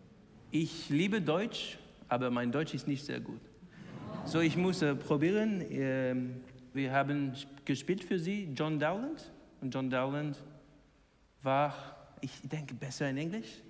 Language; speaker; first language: German; non-native, learner; English